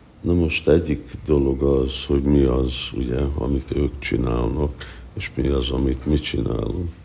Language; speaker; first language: Hungarian; early bilingual, heritage; Hungarian